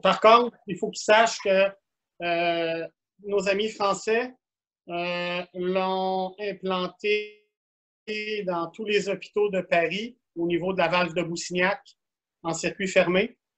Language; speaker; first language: French; native; French